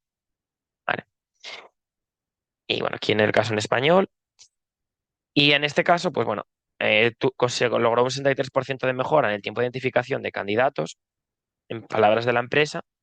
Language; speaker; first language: Spanish; native; Spanish